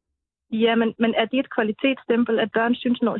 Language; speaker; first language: Danish; native; Danish